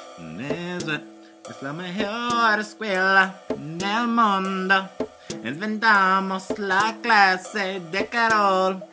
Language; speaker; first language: Spanish; non-native, learner; English